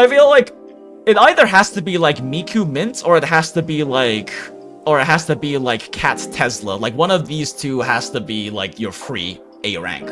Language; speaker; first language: English; native; English